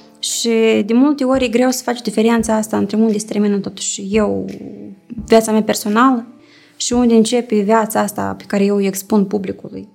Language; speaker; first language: Romanian; native; Romanian